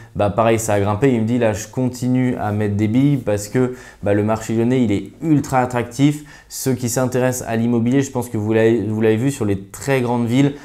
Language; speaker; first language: French; native; French